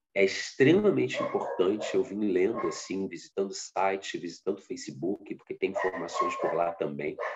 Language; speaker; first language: Portuguese; native; Portuguese